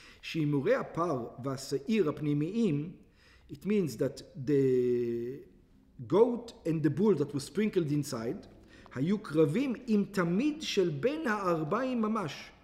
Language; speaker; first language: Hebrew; non-native, fluent; English